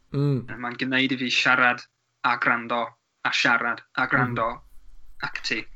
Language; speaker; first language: Welsh; non-native, learner; English